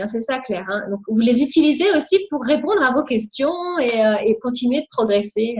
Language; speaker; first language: French; native; French